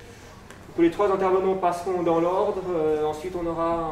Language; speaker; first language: French; native; French